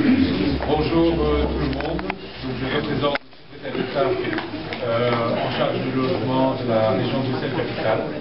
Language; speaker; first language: French; native; French